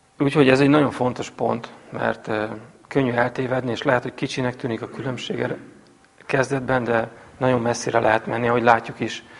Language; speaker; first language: Hungarian; native; Hungarian